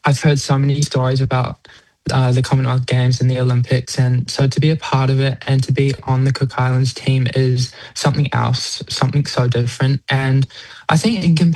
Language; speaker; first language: English; native; English